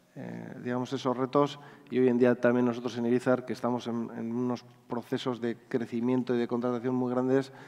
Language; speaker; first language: Spanish; native; Spanish